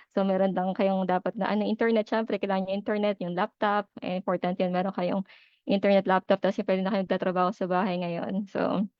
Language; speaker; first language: Filipino; native; Filipino